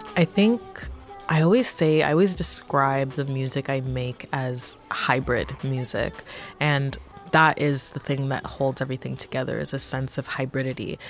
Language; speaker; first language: English; native; English